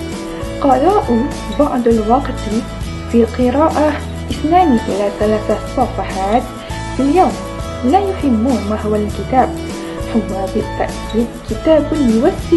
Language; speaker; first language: Arabic; non-native, learner; Malay